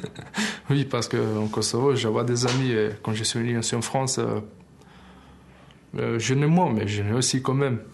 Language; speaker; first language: French; early bilingual, other home language; Albanian